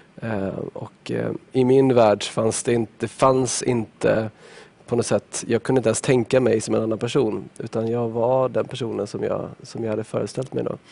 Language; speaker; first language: Swedish; native; Swedish